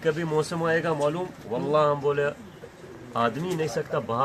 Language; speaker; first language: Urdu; non-native, learner; Arabic